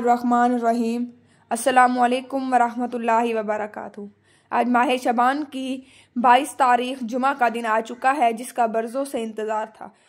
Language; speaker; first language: Urdu; native; Urdu